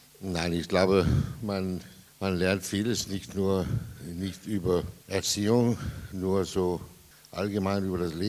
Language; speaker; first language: German; non-native, fluent; Danish